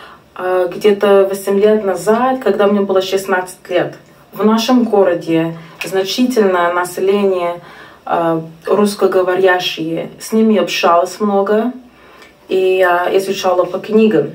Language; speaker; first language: Russian; non-native, fluent; English